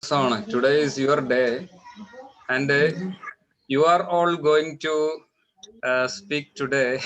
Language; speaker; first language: English; non-native, local second language; Malayalam